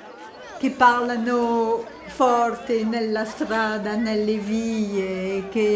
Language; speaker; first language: Italian; non-native, fluent; French